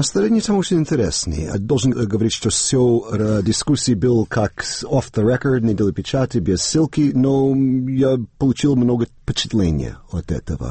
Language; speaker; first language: Russian; non-native, fluent; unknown